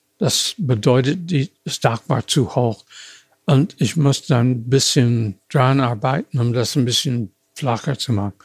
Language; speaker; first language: German; non-native, fluent; English